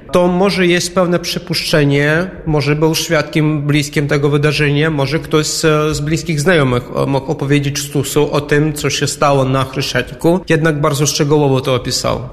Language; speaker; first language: Polish; non-native, fluent; Ukrainian